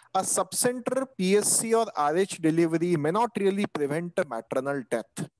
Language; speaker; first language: English; non-native, local second language; Marathi